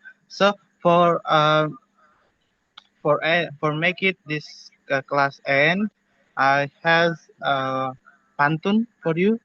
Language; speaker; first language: English; non-native, learner; Indonesian